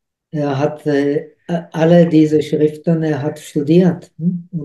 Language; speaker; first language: German; non-native, fluent; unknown